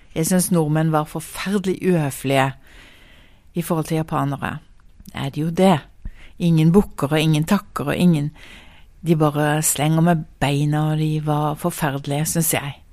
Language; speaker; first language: Norwegian; early bilingual, heritage; Norwegian